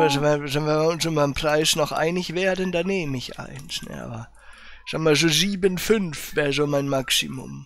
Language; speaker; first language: German; native; German